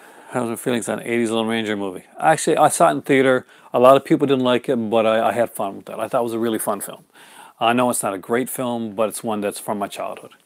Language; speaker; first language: English; native; English